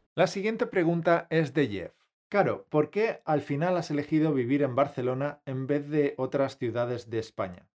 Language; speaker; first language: Spanish; native; Spanish